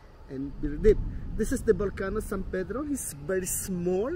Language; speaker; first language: English; non-native, learner; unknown